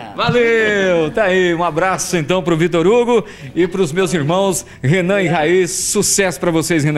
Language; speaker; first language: Portuguese; native; Portuguese